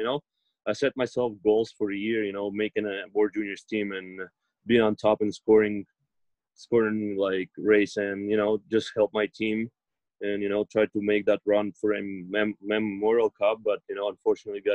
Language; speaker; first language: English; non-native, fluent; Russian